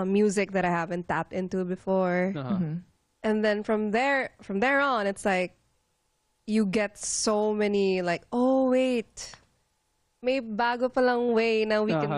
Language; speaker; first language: English; non-native, local second language; Filipino